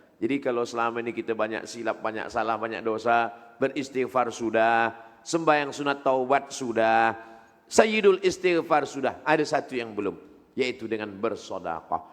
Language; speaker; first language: Malay; native; Malay